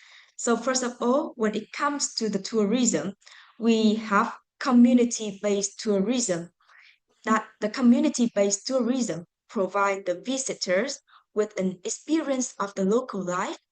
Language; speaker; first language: English; non-native, fluent; Vietnamese